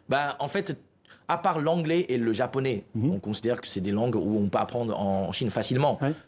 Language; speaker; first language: French; non-native, fluent; Chinese